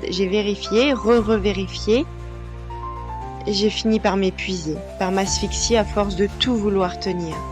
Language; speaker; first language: French; native; French